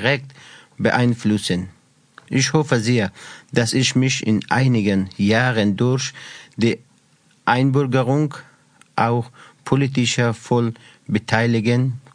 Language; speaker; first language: German; non-native, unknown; Persian